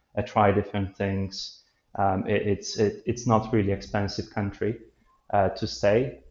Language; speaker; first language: English; non-native, fluent; Polish